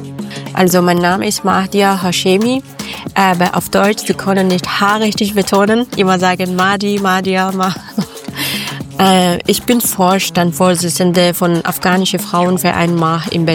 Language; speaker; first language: German; non-native, learner; Persian